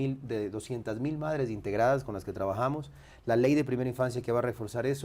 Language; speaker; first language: Spanish; native; Spanish